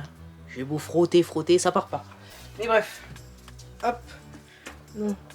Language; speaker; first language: French; native; French